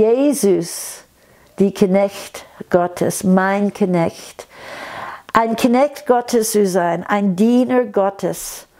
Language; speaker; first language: German; non-native, fluent; English